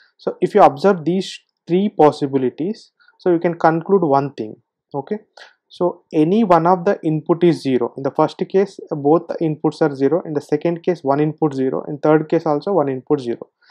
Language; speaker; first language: English; non-native, local second language; Telugu